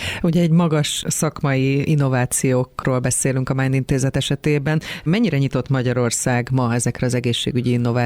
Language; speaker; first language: Hungarian; native; Hungarian